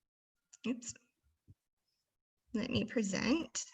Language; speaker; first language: English; native; English